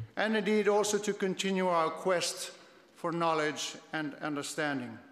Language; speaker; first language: English; non-native, fluent; Spanish